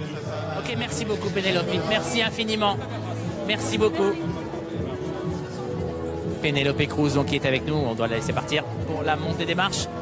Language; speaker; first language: French; native; French